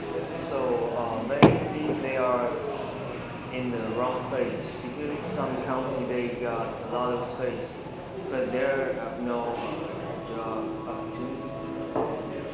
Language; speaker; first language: English; non-native, learner; Chinese